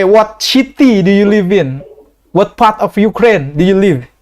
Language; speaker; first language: English; non-native, learner; Indonesian